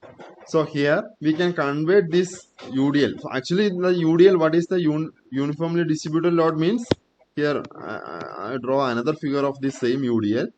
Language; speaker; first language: English; non-native, local second language; Malayalam